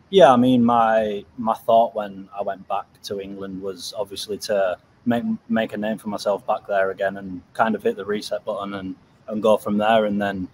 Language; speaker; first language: English; native; English